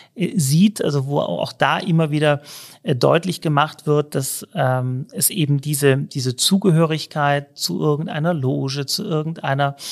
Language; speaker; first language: German; native; German